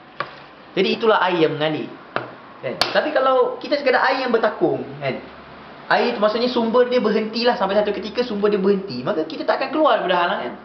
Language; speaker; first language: Malay; native; Malay